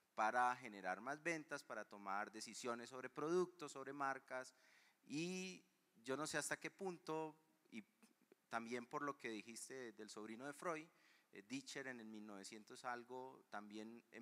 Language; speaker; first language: Spanish; native; Spanish